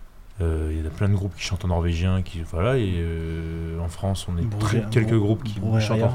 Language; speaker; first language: French; native; French